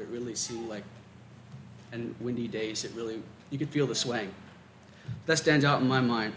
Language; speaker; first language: English; native; English